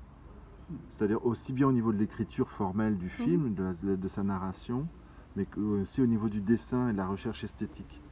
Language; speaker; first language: French; native; French